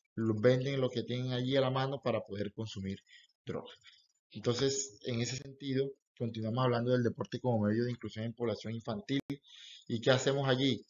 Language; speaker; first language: Spanish; native; Spanish